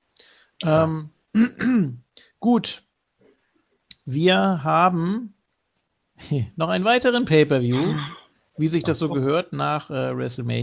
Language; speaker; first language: German; native; German